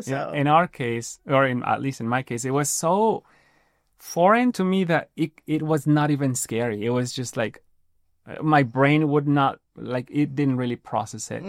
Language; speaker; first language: English; non-native, fluent; Spanish